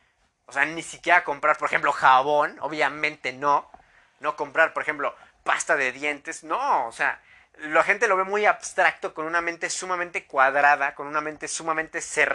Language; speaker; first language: Spanish; native; Spanish